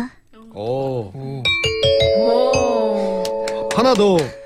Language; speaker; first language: Korean; native; Korean